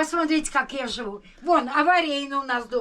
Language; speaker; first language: Russian; native; Russian